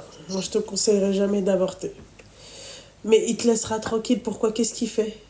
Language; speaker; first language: French; native; French